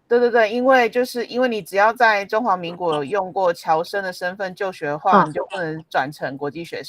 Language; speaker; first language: Chinese; native; Chinese